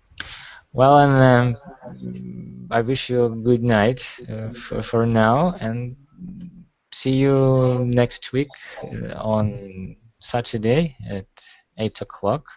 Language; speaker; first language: English; non-native, fluent; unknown